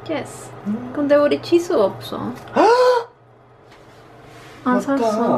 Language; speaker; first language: Korean; non-native, learner; Spanish